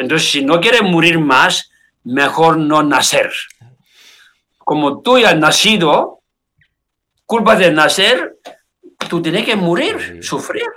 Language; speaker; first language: Spanish; non-native, learner; Tibetan